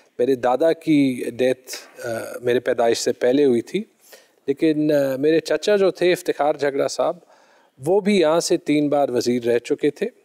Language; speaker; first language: Urdu; non-native, local second language; Pashto